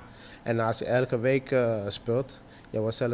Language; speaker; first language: Dutch; non-native, fluent; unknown